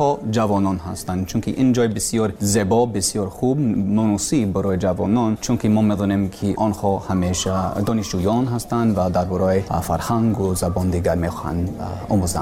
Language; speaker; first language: Persian; non-native, learner; English